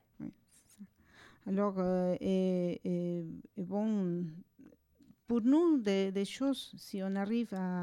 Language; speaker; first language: French; non-native, fluent; Spanish